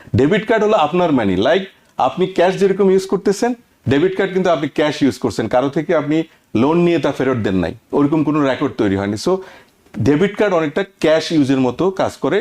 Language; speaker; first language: Bangla; native; Bangla